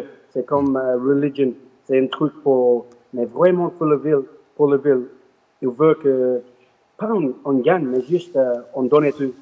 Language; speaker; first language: French; non-native, learner; English